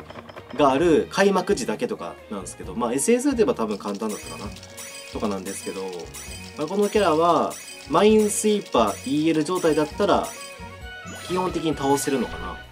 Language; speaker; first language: Japanese; native; Japanese